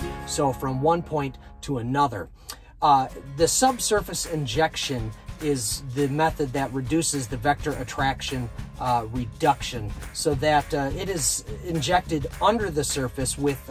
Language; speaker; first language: English; native; English